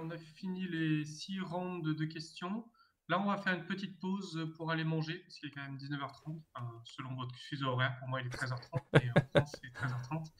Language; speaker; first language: French; native; French